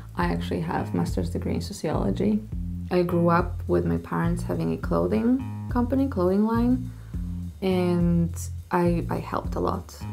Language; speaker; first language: English; non-native, fluent; Polish